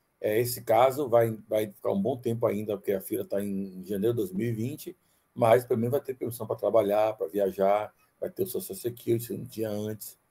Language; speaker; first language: Portuguese; native; Portuguese